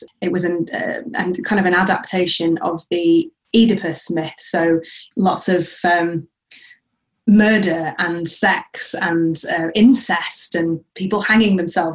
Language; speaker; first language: English; native; English